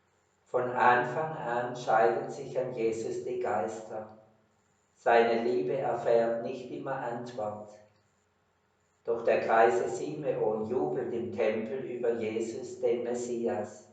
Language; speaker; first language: German; native; German